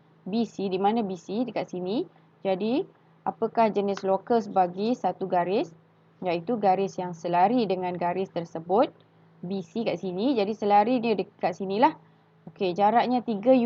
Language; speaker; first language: Malay; native; Malay